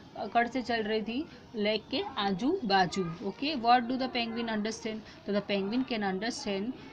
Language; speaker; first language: Hindi; non-native, local second language; Gujarati